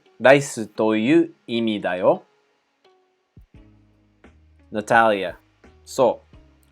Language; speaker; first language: Japanese; non-native, fluent; English